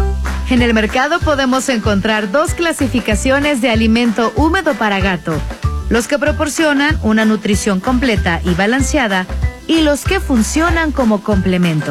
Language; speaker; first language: Spanish; native; Spanish